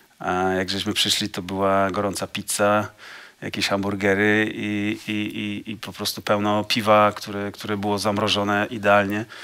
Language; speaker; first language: Polish; native; Polish